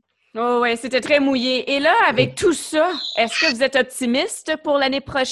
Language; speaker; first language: French; native; French